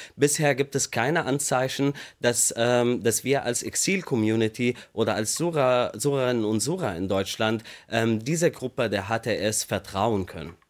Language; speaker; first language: German; non-native, fluent; Arabic